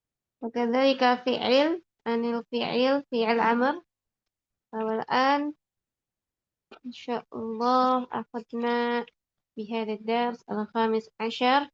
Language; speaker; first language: Arabic; non-native, fluent; Indonesian